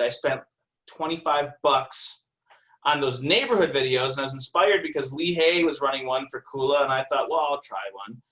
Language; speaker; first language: English; native; English